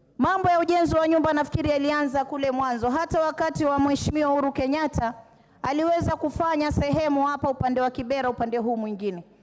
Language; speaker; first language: Swahili; native; Swahili